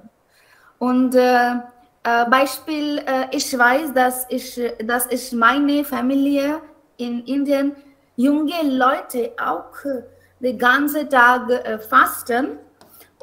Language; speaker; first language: German; non-native, learner; Hindi